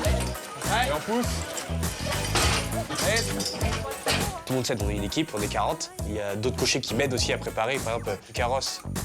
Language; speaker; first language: French; native; French